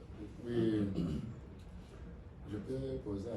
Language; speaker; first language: French; non-native, learner; Kinyarwanda